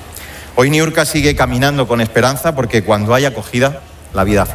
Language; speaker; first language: Spanish; native; Spanish